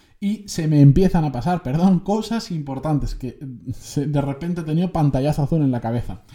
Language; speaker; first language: Spanish; native; Spanish